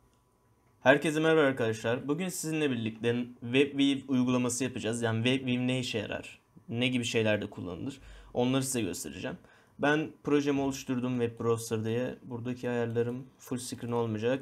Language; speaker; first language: Turkish; native; Turkish